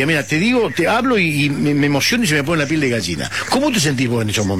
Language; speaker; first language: Spanish; native; Spanish